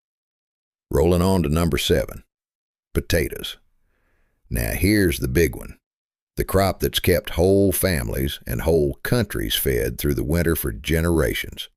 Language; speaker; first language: English; native; English